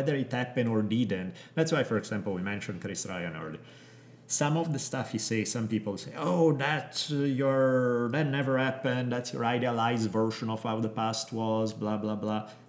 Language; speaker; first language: English; non-native, fluent; Italian